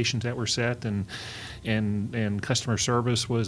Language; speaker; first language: English; native; English